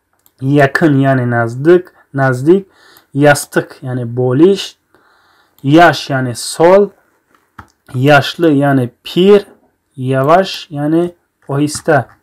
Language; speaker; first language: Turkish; non-native, fluent; Tajik